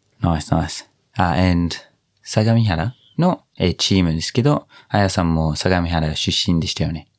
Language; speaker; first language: Japanese; non-native, fluent; English